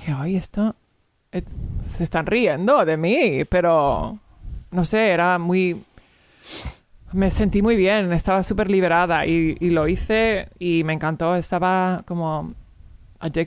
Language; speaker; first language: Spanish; early bilingual, heritage; English